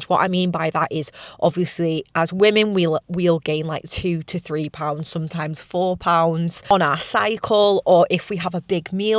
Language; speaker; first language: English; native; English